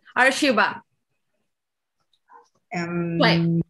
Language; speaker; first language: Chinese; non-native, learner; Spanish